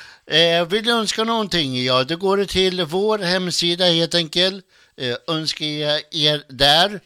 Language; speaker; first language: Swedish; native; Swedish